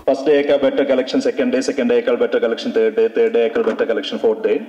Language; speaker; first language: Tamil; non-native, learner; Malayalam